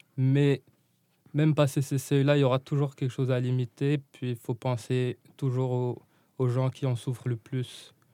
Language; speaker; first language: French; non-native, local second language; Arabic